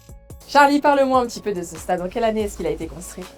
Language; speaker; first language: French; native; French